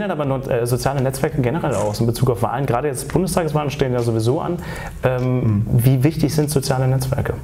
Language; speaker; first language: German; native; German